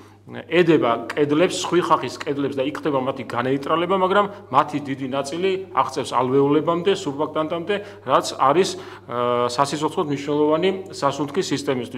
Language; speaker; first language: Georgian; native; Georgian